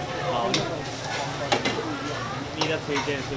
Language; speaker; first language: Chinese; non-native, learner; Japanese